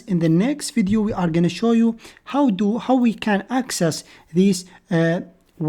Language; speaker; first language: English; non-native, fluent; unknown